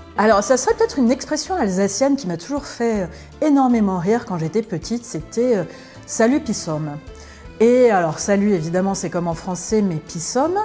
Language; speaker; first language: French; early bilingual, other home language; Spanish